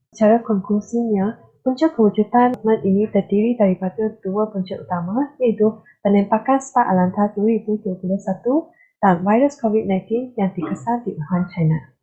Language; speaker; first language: Malay; non-native, local second language; Chinese